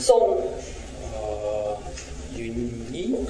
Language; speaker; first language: French; non-native, learner; Russian